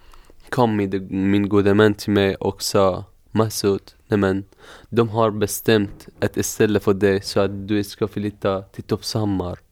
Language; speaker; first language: Swedish; non-native, fluent; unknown